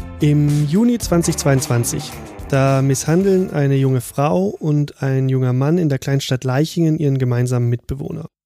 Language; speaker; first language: German; native; German